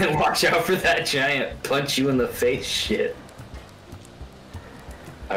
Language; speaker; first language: English; native; English